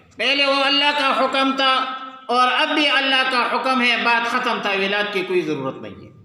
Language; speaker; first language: Urdu; non-native, local second language; Pashto